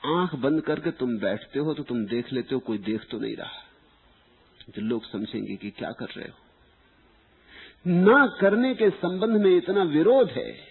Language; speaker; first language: Hindi; native; Hindi